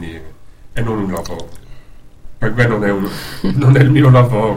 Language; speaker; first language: Italian; non-native, fluent; Dutch